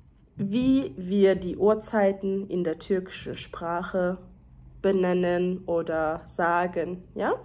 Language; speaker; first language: German; early bilingual, other home language; Turkish